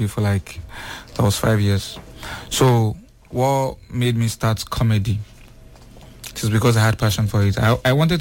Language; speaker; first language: English; non-native, local second language; Yoruba